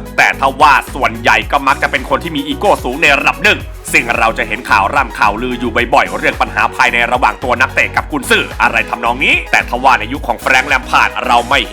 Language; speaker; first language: Thai; native; Thai